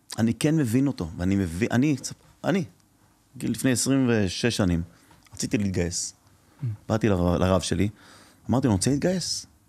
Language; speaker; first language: Hebrew; early bilingual, other home language; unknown